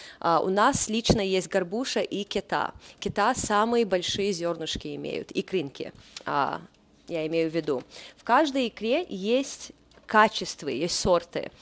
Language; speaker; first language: Russian; early bilingual, heritage; Russian